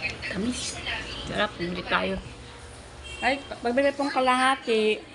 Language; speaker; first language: Filipino; native; Filipino